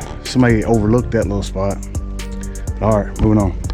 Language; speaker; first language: English; native; English